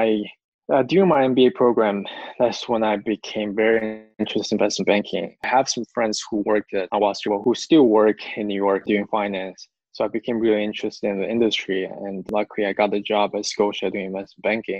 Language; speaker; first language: English; non-native, fluent; Chinese